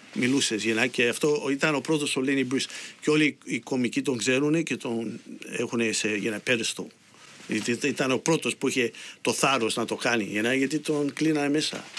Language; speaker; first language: Greek; early bilingual, heritage; Greek